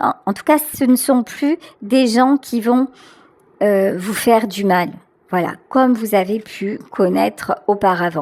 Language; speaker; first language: French; native; French